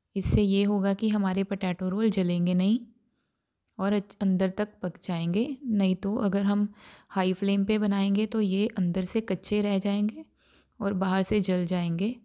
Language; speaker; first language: Hindi; non-native, local second language; Punjabi